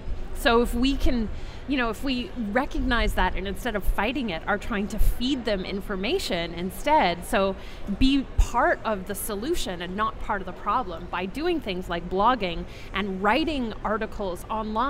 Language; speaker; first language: English; native; English